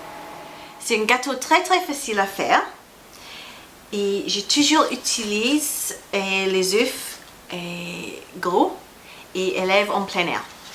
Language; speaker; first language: French; non-native, learner; English